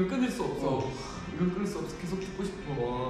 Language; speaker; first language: Korean; native; Korean